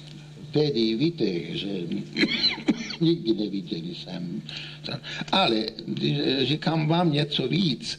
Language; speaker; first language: Czech; non-native, learner; Italian